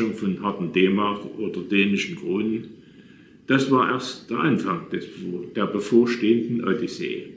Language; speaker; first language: German; native; German